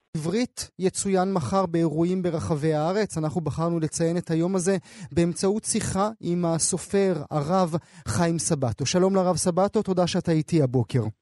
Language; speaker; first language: Hebrew; native; Hebrew